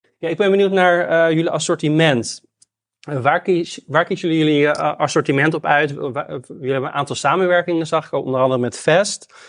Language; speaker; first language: Dutch; native; Dutch